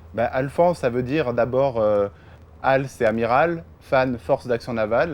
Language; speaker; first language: French; native; French